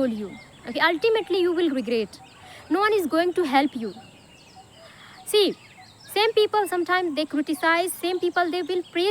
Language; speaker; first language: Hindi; non-native, local second language; Bhojpuri